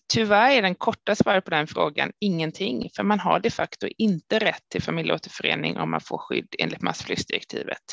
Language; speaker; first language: Swedish; native; Swedish